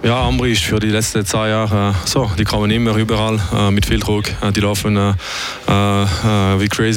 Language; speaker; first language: German; non-native, learner; French